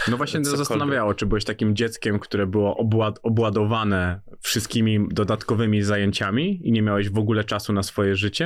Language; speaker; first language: Polish; native; Polish